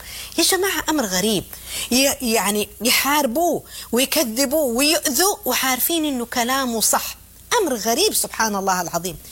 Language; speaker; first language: Arabic; native; Arabic